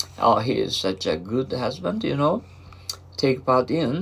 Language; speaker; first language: English; non-native, fluent; Japanese